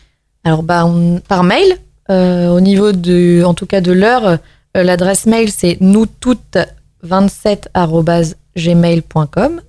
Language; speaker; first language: French; native; French